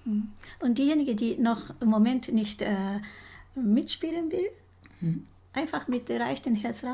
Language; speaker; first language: German; non-native, learner; Japanese